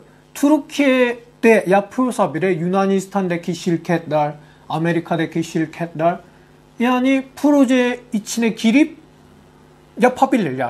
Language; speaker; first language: Turkish; non-native, learner; Korean